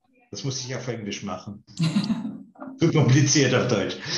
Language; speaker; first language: German; non-native, learner; Hebrew